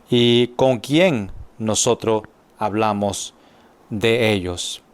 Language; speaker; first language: Spanish; non-native, fluent; English